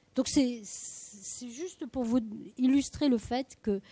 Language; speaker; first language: French; native; French